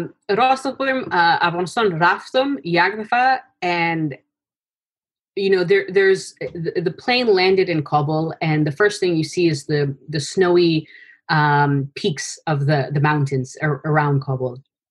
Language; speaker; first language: English; early bilingual, other home language; Persian